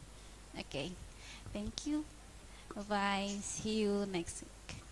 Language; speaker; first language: English; non-native, learner; Indonesian